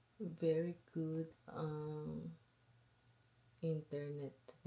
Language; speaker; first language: English; non-native, local second language; Filipino